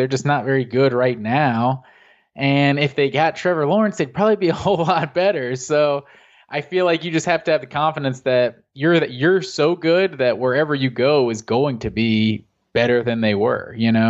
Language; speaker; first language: English; native; English